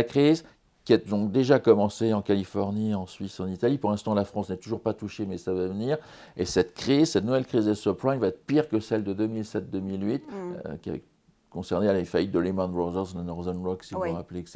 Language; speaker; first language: French; native; French